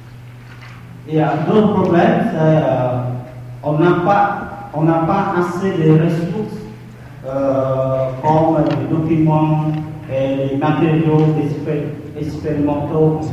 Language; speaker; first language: French; non-native, fluent; Khmer